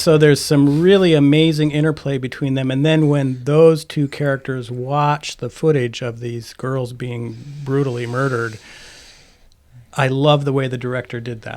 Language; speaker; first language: English; native; English